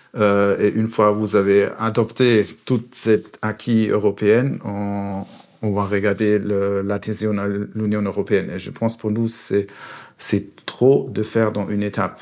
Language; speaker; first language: French; non-native, fluent; German